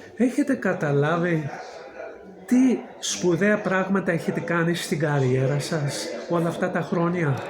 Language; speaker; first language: Greek; early bilingual, heritage; Greek